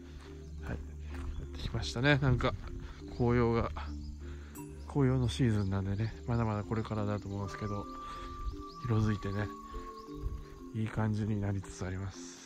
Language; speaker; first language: Japanese; native; Japanese